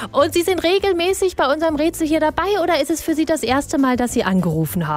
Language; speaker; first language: German; native; German